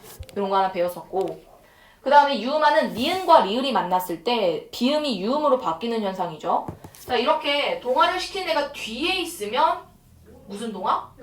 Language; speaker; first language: Korean; native; Korean